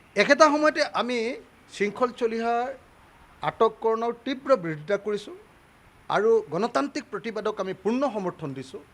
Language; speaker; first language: Assamese; native; Assamese